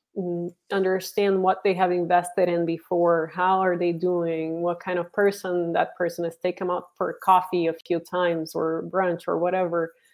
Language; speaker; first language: English; non-native, fluent; Portuguese